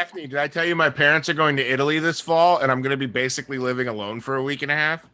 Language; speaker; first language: English; native; English